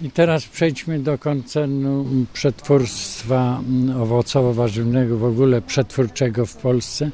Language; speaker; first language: Polish; native; Polish